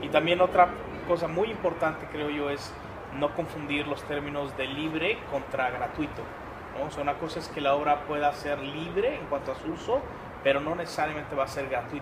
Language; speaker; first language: Spanish; native; Spanish